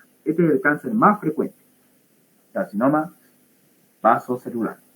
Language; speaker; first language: Spanish; native; Spanish